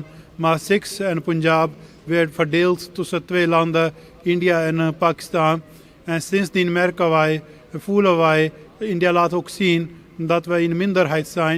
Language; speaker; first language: Dutch; non-native, fluent; Punjabi